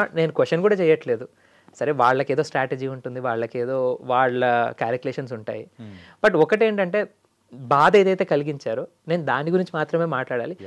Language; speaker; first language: Telugu; native; Telugu